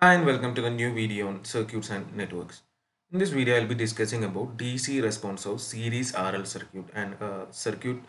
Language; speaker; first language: English; non-native, local second language; Malayalam